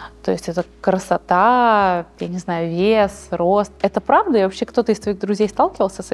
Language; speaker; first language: Russian; native; Russian